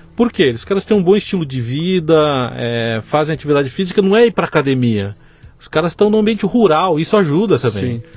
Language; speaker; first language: Portuguese; native; Portuguese